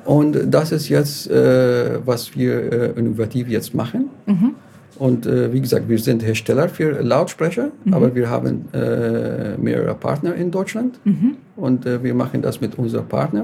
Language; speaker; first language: German; non-native, learner; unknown